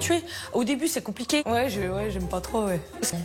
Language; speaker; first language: French; native; French